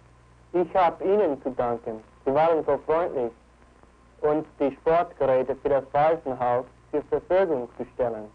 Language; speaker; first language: German; native; German